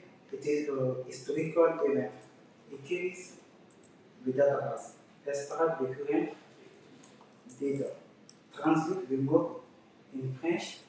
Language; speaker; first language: English; non-native, learner; French